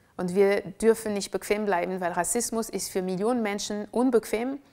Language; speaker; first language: German; non-native, fluent; French